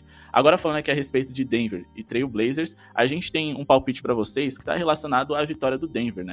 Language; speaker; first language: Portuguese; native; Portuguese